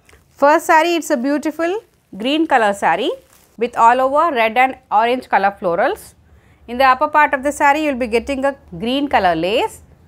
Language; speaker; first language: English; non-native, local second language; Telugu